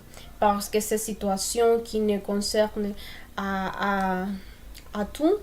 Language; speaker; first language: French; non-native, learner; Spanish